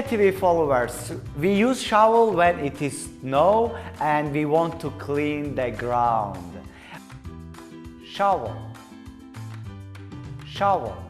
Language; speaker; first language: English; non-native, learner; Tajik